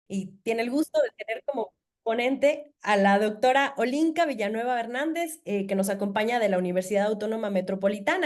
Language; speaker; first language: Spanish; native; Spanish